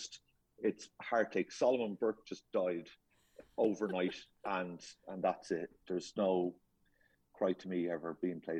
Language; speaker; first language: English; native; English